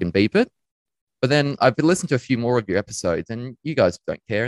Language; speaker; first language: English; native; English